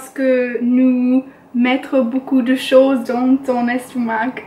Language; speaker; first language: French; non-native, learner; English